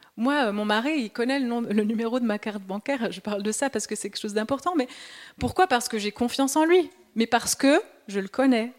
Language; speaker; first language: French; native; French